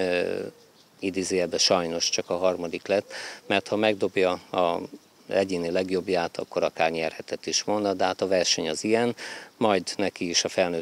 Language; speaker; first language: Hungarian; native; Hungarian